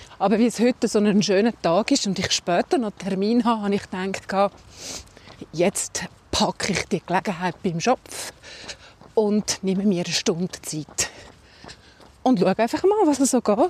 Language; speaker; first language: German; native; German